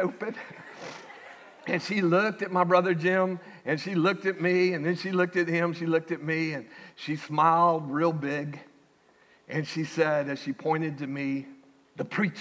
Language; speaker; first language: English; native; English